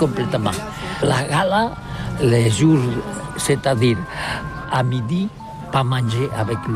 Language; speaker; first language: French; non-native, learner; Catalan